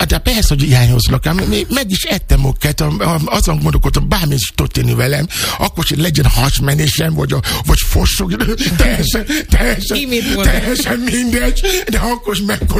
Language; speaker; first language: Hungarian; non-native, learner; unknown